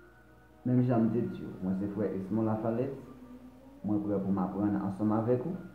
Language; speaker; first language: French; non-native, local second language; Haitian Creole